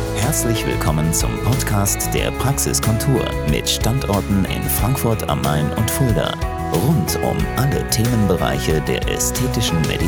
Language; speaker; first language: German; native; German